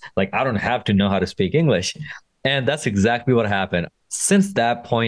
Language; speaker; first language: English; non-native, local second language; Punjabi